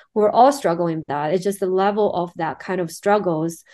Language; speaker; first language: English; non-native, fluent; Chinese